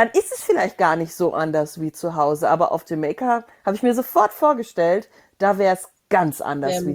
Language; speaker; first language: German; native; German